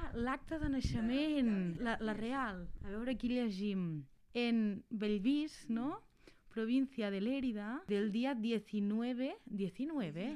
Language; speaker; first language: Catalan; native; Catalan